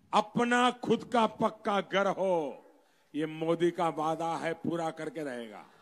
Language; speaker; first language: Hindi; non-native, local second language; Gujarati